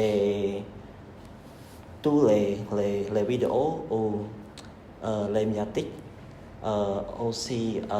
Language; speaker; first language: French; non-native, learner; Khmer